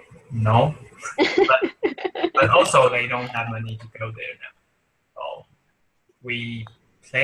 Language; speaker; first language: English; non-native, learner; Chinese